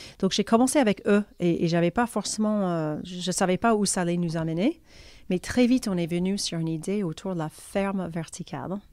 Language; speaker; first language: French; non-native, fluent; English